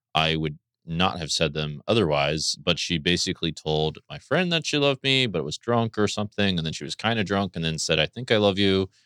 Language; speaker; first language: English; native; English